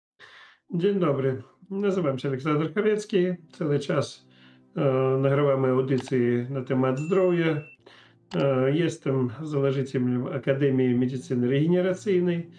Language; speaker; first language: Polish; non-native, fluent; Russian